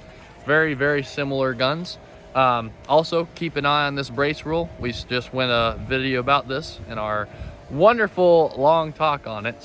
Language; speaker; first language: English; native; English